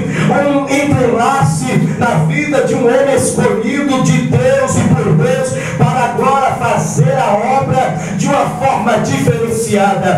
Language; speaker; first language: Portuguese; native; Portuguese